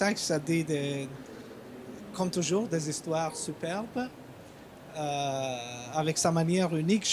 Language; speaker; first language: French; non-native, fluent; Albanian